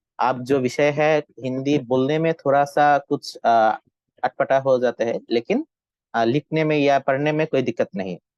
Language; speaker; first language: Hindi; non-native, fluent; Bangla